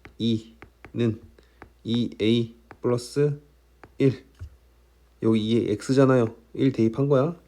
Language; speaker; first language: Korean; native; Korean